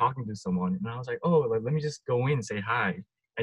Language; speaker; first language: English; non-native, fluent; Turkish